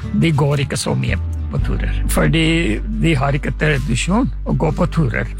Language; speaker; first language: Norwegian; non-native, fluent; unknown